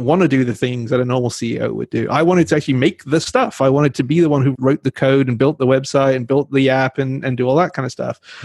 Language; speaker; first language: English; native; English